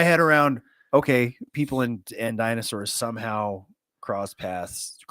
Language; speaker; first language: English; native; English